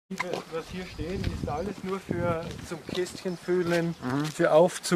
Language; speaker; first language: German; native; German